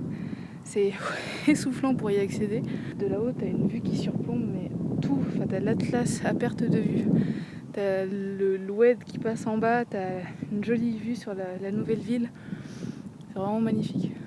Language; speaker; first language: French; native; French